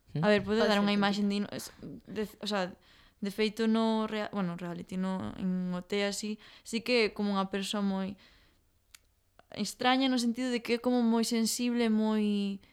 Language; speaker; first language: Galician; native; Galician